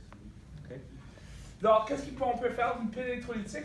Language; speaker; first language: French; native; French